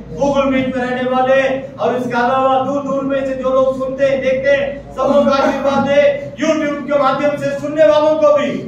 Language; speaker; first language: Hindi; non-native, local second language; Malayalam